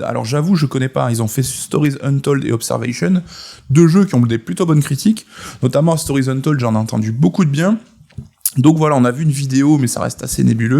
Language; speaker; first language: French; native; French